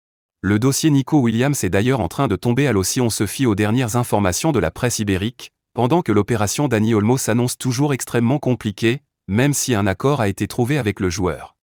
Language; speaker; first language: French; native; French